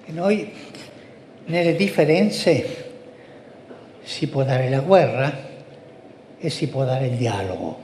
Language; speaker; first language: Italian; non-native, fluent; Spanish